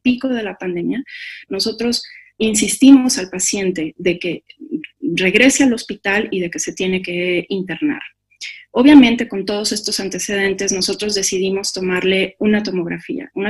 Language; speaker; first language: Spanish; native; Spanish